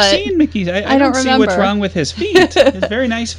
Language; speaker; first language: English; native; English